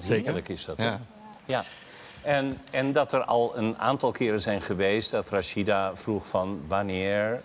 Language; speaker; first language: Dutch; native; Dutch